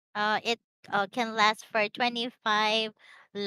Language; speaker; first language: English; non-native, learner; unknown